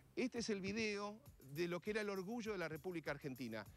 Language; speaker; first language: Spanish; native; Spanish